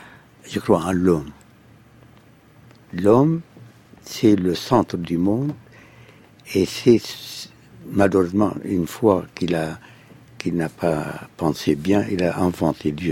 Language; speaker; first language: French; non-native, fluent; Arabic